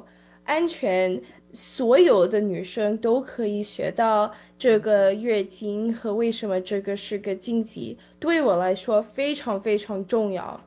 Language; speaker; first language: Chinese; early bilingual, heritage; Chinese